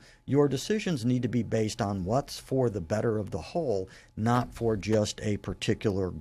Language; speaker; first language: English; native; English